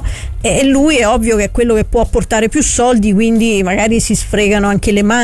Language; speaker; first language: Italian; native; Italian